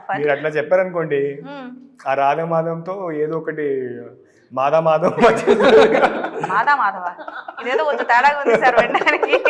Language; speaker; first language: Telugu; native; Telugu